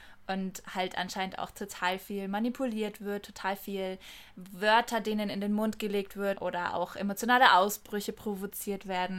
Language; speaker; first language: German; native; German